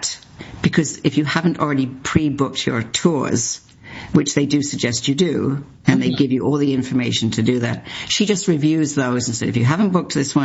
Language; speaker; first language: English; native; English